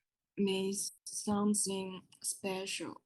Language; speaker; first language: English; non-native, learner; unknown